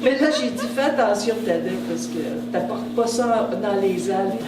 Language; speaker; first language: French; native; French